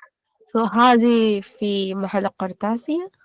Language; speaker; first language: Arabic; non-native, learner; Hindi